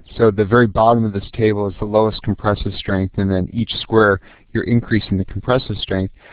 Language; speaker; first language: English; native; English